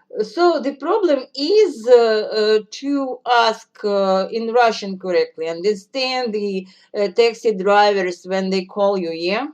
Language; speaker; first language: English; non-native, fluent; Russian